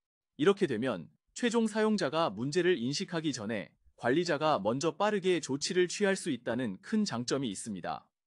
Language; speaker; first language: Korean; native; Korean